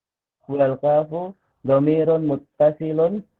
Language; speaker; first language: Arabic; non-native, learner; Indonesian